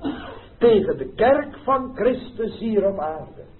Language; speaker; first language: Dutch; native; Dutch